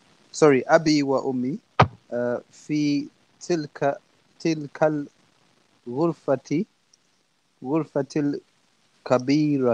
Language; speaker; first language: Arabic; non-native, learner; English